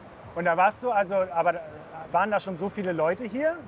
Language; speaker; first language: German; native; German